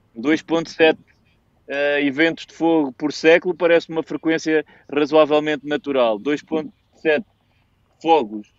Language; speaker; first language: Portuguese; native; Portuguese